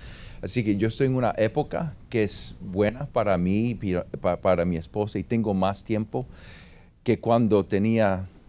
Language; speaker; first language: Spanish; early bilingual, heritage; Spanish